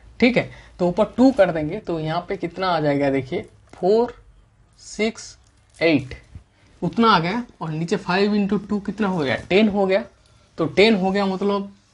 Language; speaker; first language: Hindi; non-native, local second language; Bangla